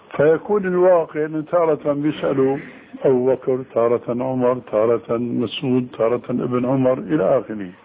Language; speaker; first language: Arabic; early bilingual, other home language; Albanian